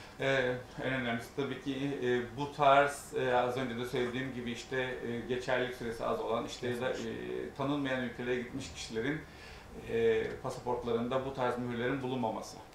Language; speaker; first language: Turkish; native; Turkish